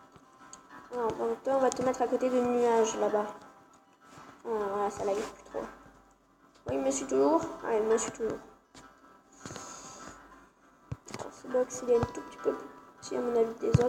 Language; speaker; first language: French; native; French